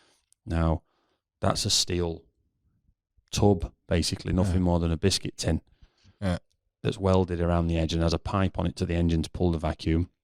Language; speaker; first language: English; native; English